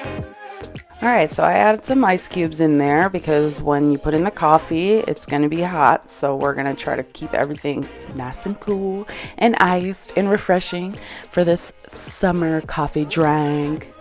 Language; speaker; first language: English; native; English